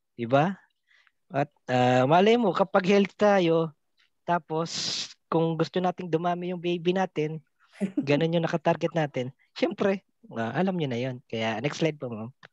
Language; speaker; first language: Filipino; non-native, local second language; Cebuano